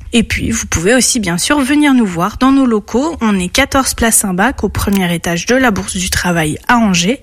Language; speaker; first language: French; native; French